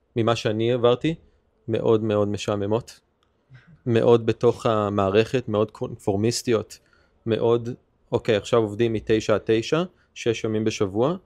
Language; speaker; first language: Hebrew; early bilingual, heritage; Hebrew